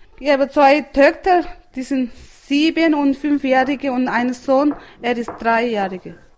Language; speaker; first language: German; non-native, learner; Tibetan